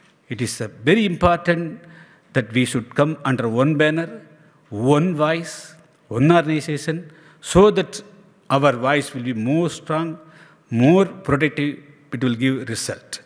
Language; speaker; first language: English; non-native, local second language; Tamil